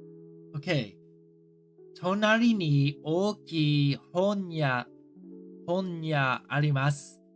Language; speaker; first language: Japanese; non-native, learner; English